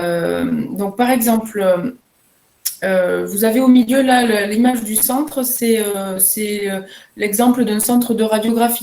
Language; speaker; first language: French; native; French